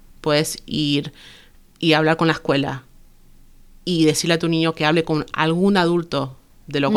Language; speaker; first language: Spanish; early bilingual, heritage; Spanish